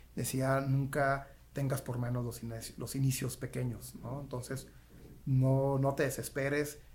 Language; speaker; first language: Spanish; native; Spanish